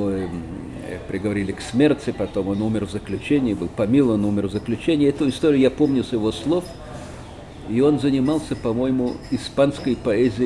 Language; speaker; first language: Russian; native; Russian